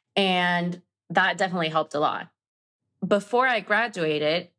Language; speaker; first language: English; non-native, fluent; Spanish